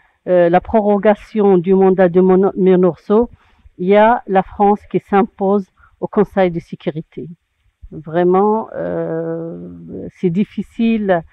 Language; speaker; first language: French; non-native, local second language; Arabic